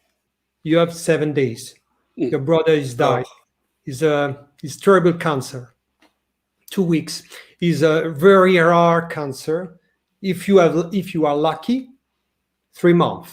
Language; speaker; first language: English; non-native, learner; French